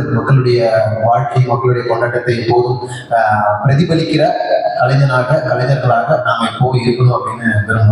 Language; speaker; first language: Tamil; native; Tamil